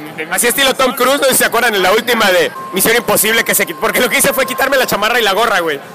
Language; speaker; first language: Spanish; native; Spanish